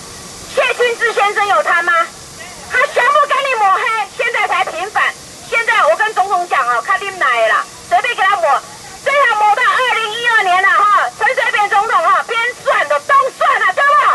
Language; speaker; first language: Chinese; non-native, local second language; Min Nan Chinese